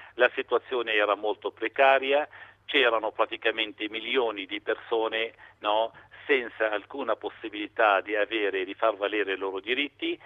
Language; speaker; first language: Italian; non-native, fluent; Arabic